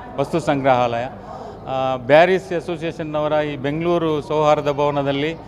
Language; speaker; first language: Kannada; non-native, local second language; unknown